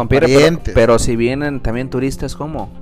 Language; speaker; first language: Spanish; native; Spanish